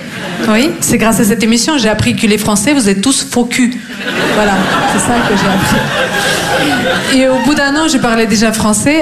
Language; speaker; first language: French; non-native, fluent; Russian